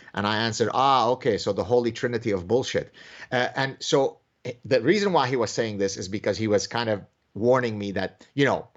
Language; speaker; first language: English; early bilingual, other home language; Arabic